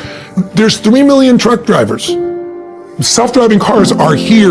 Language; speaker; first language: English; native; English